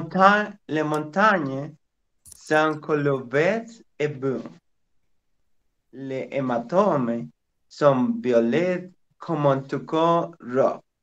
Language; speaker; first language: French; non-native, learner; Spanish